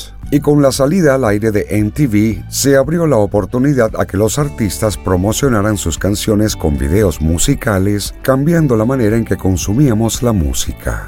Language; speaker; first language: Spanish; native; Spanish